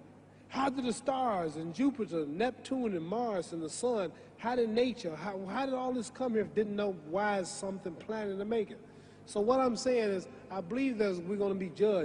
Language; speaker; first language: English; native; English